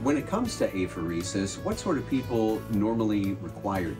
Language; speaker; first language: English; native; English